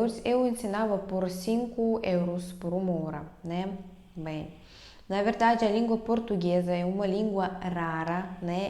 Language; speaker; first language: Portuguese; non-native, fluent; Russian